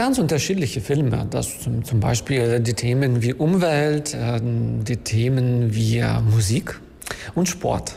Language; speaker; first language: German; non-native, fluent; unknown